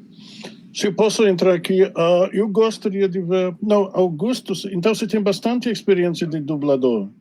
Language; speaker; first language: Portuguese; non-native, fluent; English